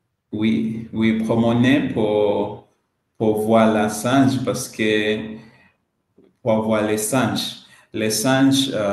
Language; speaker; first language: French; non-native, learner; Swahili